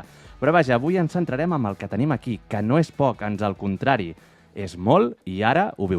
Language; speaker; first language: Catalan; native; Catalan